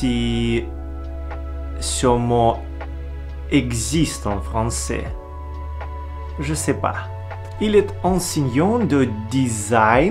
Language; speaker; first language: French; non-native, learner; Russian